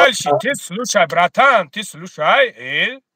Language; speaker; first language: Russian; non-native, learner; Tajik